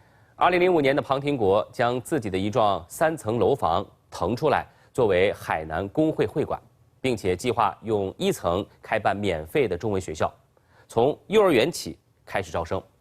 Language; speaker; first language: Chinese; native; Chinese